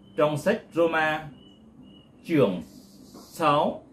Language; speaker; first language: Vietnamese; non-native, local second language; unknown